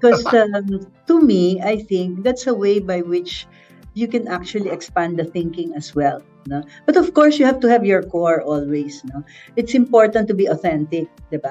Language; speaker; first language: English; non-native, local second language; Filipino